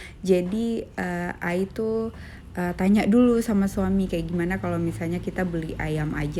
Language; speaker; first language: Indonesian; native; Indonesian